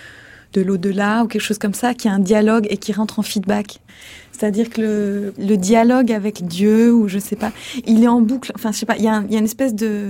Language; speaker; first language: French; native; French